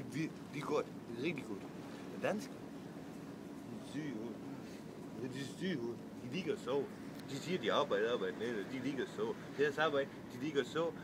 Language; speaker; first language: Danish; non-native, learner; Arabic